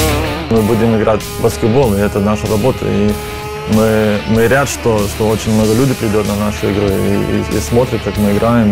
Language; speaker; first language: Russian; non-native, fluent; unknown